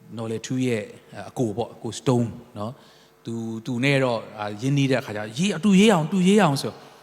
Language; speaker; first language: Burmese; non-native, local second language; Tedim Chin